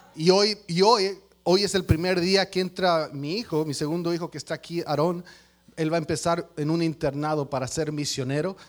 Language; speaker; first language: Spanish; native; Spanish